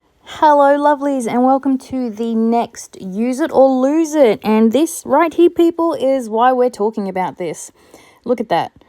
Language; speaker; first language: English; native; English